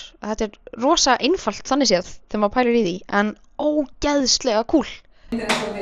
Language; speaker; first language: Icelandic; native; Icelandic